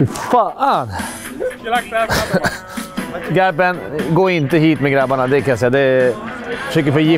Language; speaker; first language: Swedish; native; Swedish